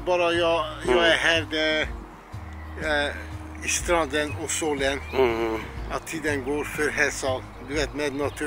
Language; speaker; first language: Swedish; non-native, learner; Turkish